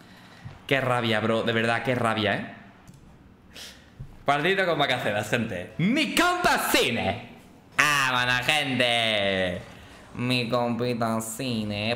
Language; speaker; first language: Spanish; native; Spanish